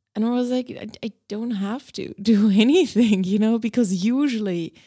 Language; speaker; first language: English; non-native, fluent; German